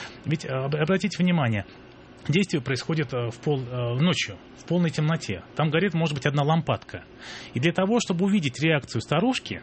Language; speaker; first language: Russian; native; Russian